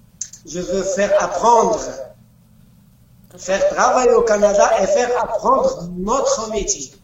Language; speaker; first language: French; non-native, learner; Arabic